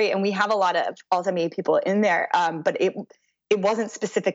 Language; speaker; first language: English; native; English